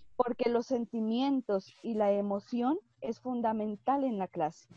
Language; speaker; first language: Spanish; native; Spanish